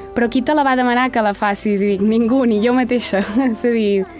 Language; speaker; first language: Catalan; native; Catalan